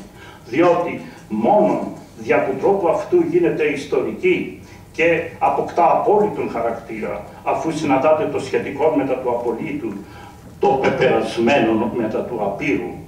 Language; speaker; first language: Greek; native; Greek